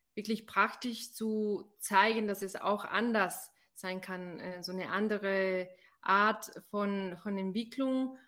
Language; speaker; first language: German; non-native, fluent; Spanish